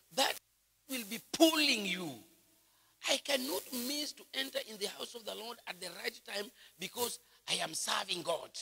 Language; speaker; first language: English; non-native, local second language; Swahili